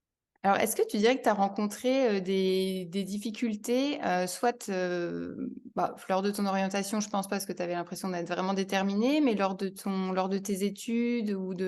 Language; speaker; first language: French; native; French